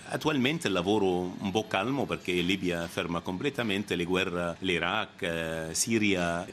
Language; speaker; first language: Italian; non-native, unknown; Arabic